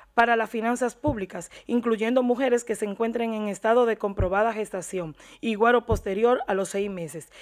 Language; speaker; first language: Spanish; native; Spanish